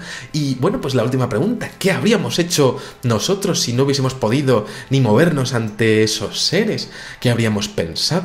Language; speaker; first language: Spanish; native; Spanish